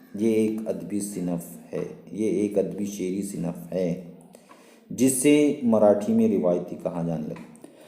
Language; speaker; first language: Urdu; native; Urdu